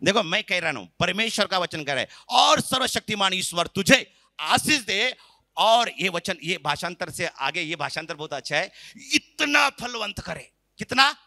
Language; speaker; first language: Hindi; non-native, local second language; Marathi